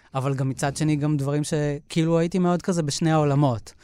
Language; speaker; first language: Hebrew; native; Hebrew